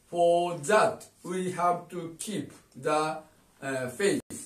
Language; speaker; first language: English; non-native, learner; Japanese